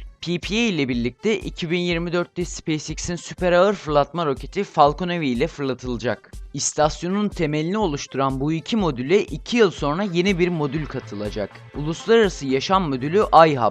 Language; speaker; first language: Turkish; native; Turkish